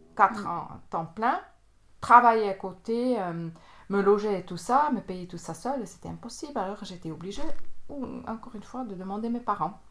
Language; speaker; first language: French; native; French